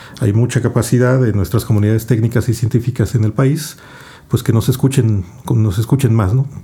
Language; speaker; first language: Spanish; native; Spanish